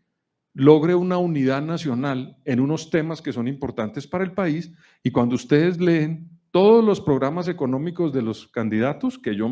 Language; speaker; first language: Spanish; native; Spanish